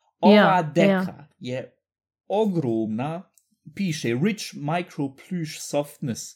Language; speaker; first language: Bosnian; native; Bosnian